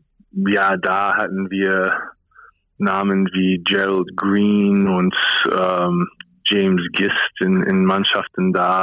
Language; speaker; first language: German; non-native, fluent; English